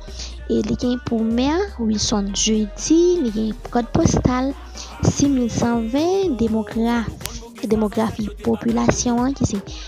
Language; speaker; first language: French; non-native, learner; Haitian Creole